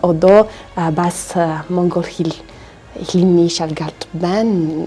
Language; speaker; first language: Mongolian; non-native, learner; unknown